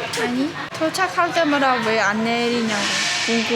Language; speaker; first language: Korean; non-native, fluent; Khmer